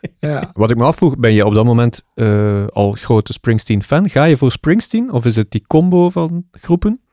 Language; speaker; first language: Dutch; native; Dutch